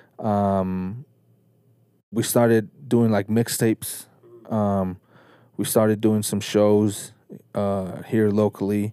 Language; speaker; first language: English; early bilingual, other home language; Spanish